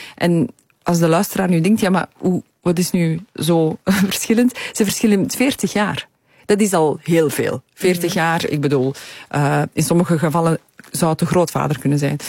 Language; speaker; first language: Dutch; early bilingual, other home language; Polish